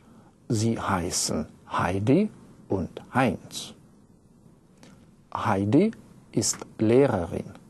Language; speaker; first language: German; non-native, fluent; Russian